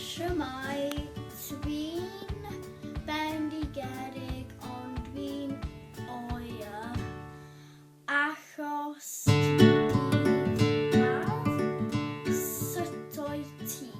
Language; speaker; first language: Welsh; non-native, learner; English